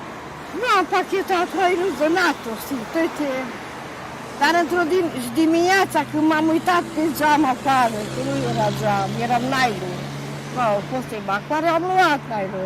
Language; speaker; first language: Romanian; non-native, local second language; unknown